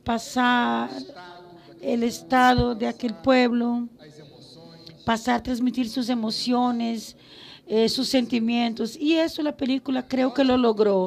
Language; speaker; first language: Spanish; non-native, fluent; Portuguese